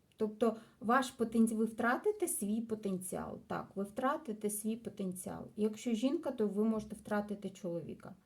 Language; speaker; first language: Ukrainian; non-native, local second language; Russian